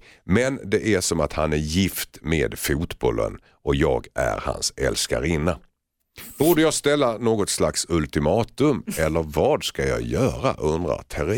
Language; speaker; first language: Swedish; native; Swedish